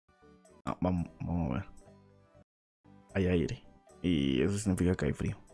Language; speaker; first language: Spanish; native; Spanish